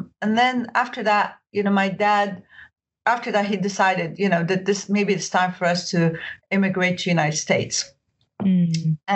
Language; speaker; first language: English; early bilingual, other home language; Arabic